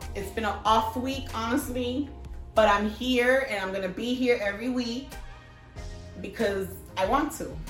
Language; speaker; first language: English; early bilingual, other home language; Spanish